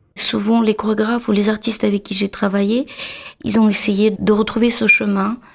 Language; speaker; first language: French; non-native, fluent; Uzbek